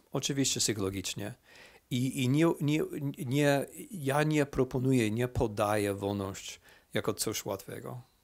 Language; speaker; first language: Polish; non-native, fluent; English